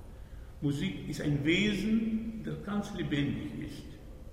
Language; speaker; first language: German; non-native, fluent; Italian